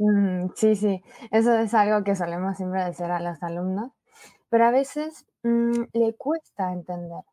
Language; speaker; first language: Spanish; early bilingual, other home language; Chinese